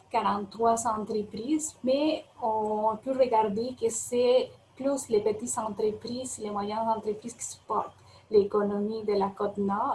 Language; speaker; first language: French; non-native, fluent; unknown